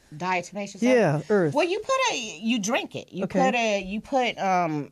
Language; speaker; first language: English; native; English